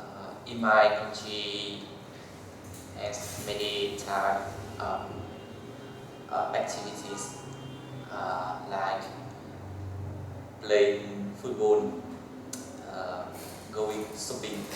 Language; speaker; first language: English; non-native, learner; Vietnamese